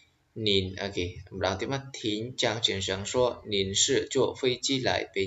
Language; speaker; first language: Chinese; non-native, fluent; Khmer